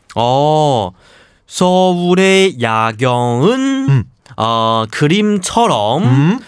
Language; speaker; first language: Korean; non-native, learner; Chinese